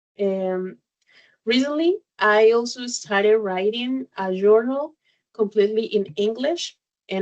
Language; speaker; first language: English; non-native, learner; Spanish